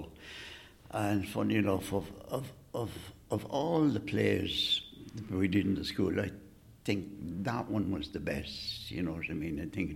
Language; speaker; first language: English; native; English